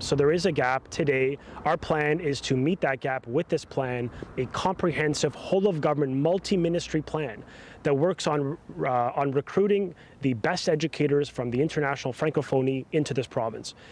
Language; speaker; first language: English; native; English